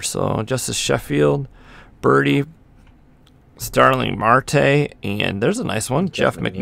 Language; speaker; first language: English; native; English